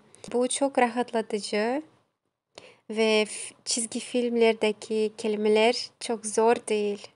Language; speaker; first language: Turkish; non-native, learner; Kazakh